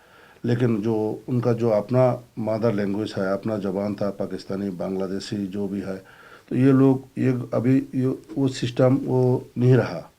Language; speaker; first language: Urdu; non-native, fluent; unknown